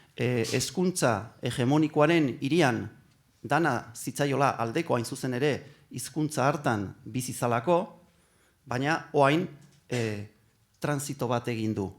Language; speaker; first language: Basque; non-native, local second language; Spanish